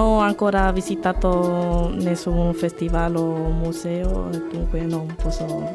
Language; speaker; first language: Italian; non-native, learner; Spanish